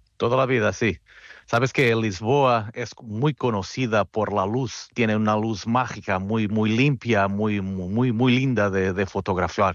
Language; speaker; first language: Spanish; non-native, fluent; Portuguese